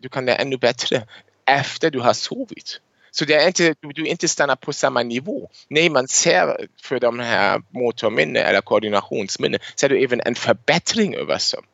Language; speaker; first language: Swedish; non-native, fluent; German